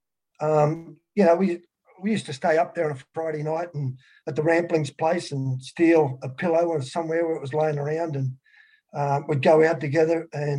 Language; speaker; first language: English; native; English